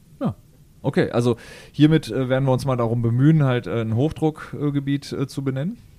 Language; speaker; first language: German; native; German